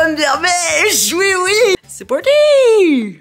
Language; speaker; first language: French; native; French